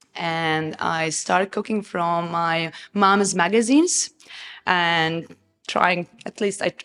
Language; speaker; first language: English; non-native, fluent; Serbian